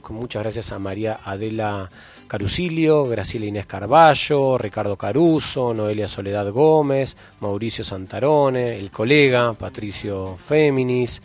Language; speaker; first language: Spanish; native; Spanish